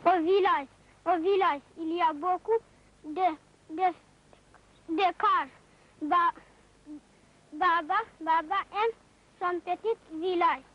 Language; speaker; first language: French; non-native, learner; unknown